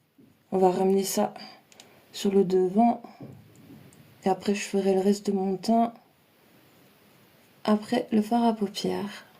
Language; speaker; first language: French; native; French